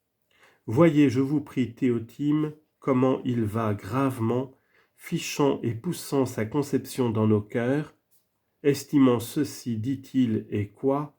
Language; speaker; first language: French; native; French